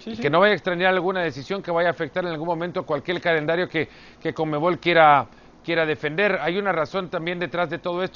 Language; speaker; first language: Spanish; native; Spanish